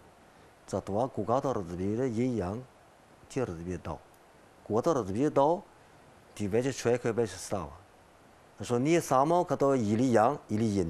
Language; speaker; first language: Bulgarian; non-native, learner; Chinese